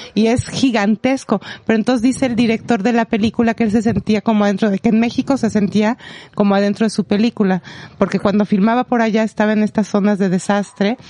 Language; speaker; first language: Spanish; native; Spanish